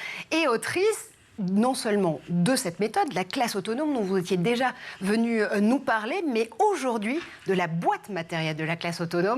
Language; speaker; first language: French; native; French